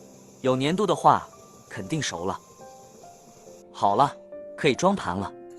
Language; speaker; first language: Chinese; native; Chinese